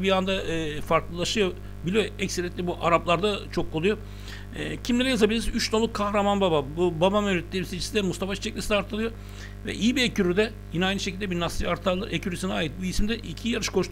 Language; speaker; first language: Turkish; native; Turkish